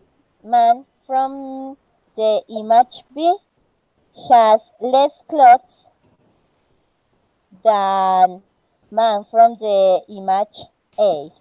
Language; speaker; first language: English; non-native, learner; Spanish